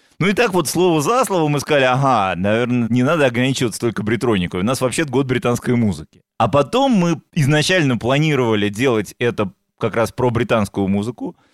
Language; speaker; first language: Russian; native; Russian